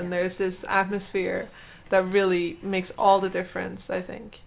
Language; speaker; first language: English; non-native, fluent; Dutch